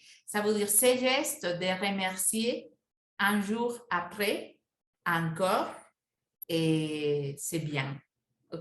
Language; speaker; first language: French; non-native, fluent; Spanish